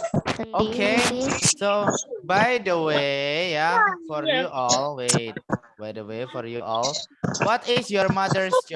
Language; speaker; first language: English; non-native, local second language; Indonesian